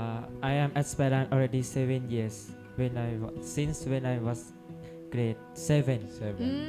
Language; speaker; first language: English; non-native, learner; Thai